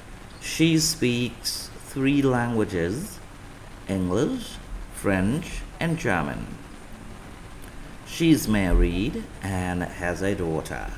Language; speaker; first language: English; non-native, fluent; Vietnamese